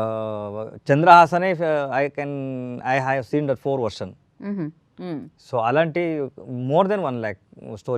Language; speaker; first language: Telugu; non-native, learner; Kannada